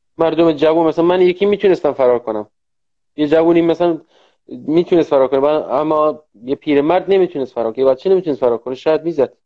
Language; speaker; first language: Persian; non-native, local second language; Kurdish